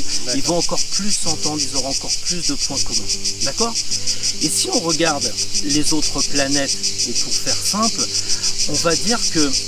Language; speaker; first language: French; native; French